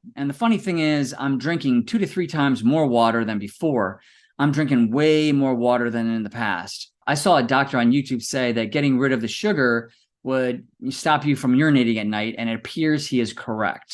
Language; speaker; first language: English; native; English